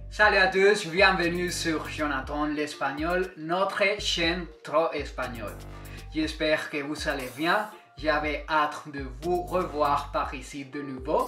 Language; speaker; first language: French; non-native, fluent; Spanish